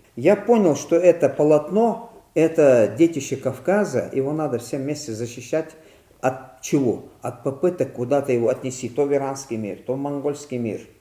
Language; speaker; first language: Russian; non-native, local second language; Ingush